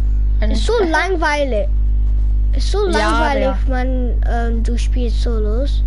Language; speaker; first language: German; non-native, learner; English